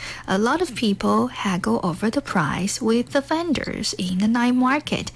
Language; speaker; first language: English; non-native, fluent; Chinese